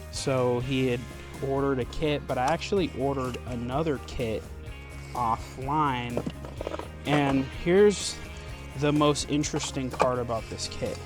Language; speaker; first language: English; native; English